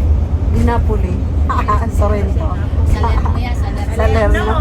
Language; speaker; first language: Italian; non-native, learner; Filipino